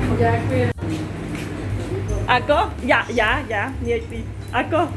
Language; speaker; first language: Polish; non-native, learner; Thai